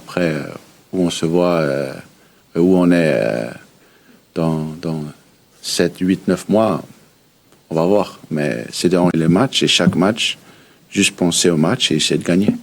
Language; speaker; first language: French; early bilingual, heritage; Danish